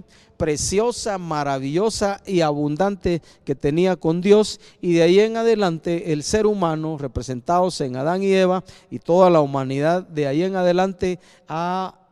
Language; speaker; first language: Spanish; native; Spanish